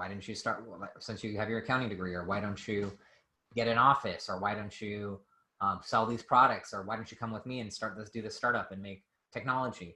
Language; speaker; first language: English; native; English